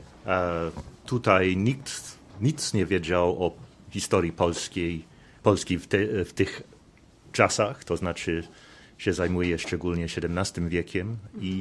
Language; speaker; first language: Polish; non-native, fluent; English